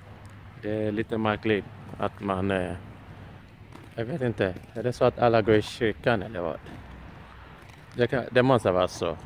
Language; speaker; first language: Swedish; non-native, fluent; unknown